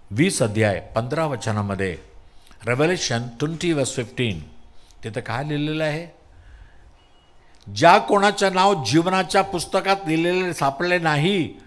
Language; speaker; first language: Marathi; non-native, local second language; Tamil